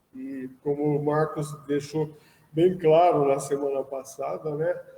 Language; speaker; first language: Portuguese; native; Portuguese